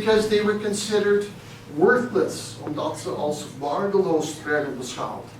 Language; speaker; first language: Dutch; non-native, fluent; English